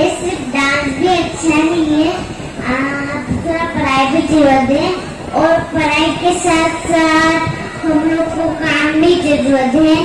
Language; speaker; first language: Hindi; non-native, local second language; Nepali